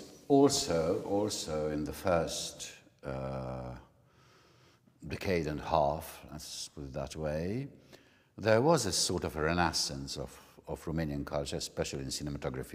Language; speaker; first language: English; non-native, fluent; Hungarian